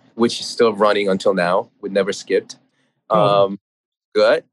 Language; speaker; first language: English; non-native, fluent; Korean